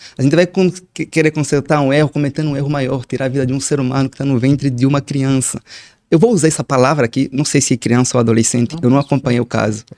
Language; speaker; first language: Portuguese; native; Portuguese